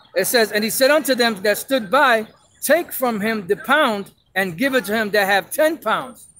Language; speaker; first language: English; native; English